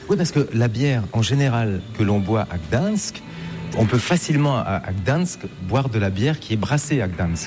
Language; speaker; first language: French; native; French